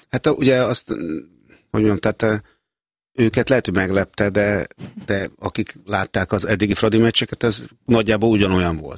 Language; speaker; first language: Hungarian; native; Hungarian